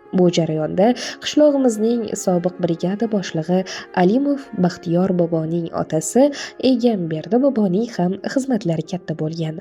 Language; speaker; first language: Uzbek; native; Uzbek